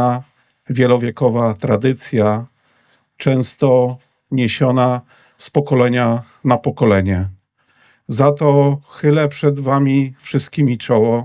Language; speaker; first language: Polish; native; Polish